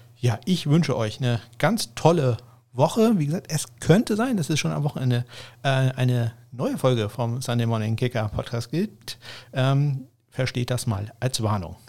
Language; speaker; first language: German; native; German